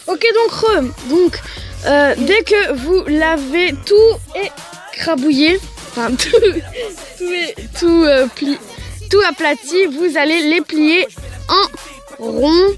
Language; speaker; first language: French; native; French